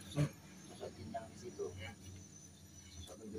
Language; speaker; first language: Indonesian; native; Indonesian